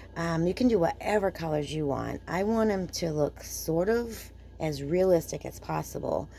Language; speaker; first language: English; native; English